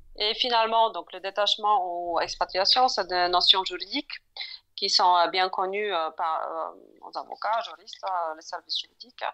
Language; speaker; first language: French; non-native, fluent; Polish